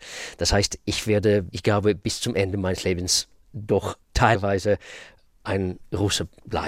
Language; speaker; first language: German; non-native, fluent; Russian